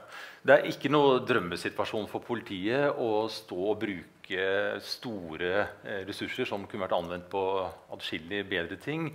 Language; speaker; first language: Norwegian; native; Norwegian